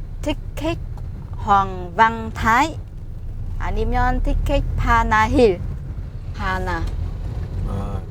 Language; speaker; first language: Korean; non-native, learner; Vietnamese